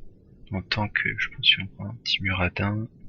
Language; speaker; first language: French; native; French